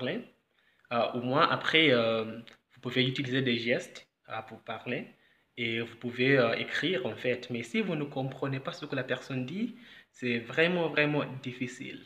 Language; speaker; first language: French; non-native, fluent; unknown